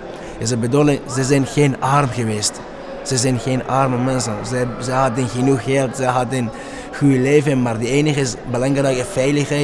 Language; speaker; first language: Dutch; non-native, learner; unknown